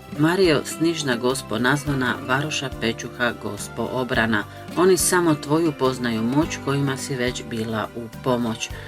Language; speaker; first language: Bosnian; early bilingual, heritage; Croatian